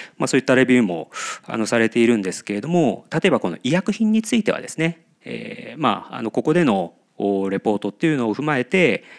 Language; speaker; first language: Japanese; native; Japanese